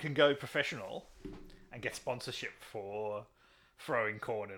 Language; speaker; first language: English; native; English